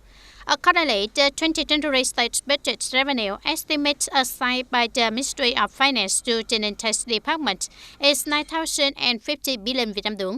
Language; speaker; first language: English; non-native, fluent; Vietnamese